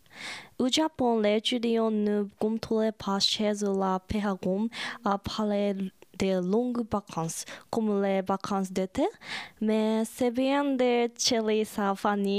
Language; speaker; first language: French; non-native, learner; Japanese